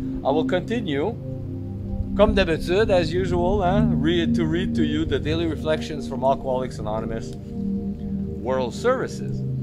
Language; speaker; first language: English; non-native, fluent; French